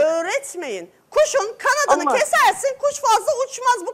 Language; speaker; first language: Turkish; native; Turkish